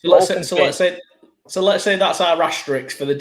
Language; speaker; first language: English; native; English